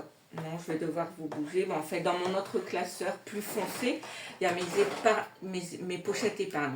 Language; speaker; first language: French; native; French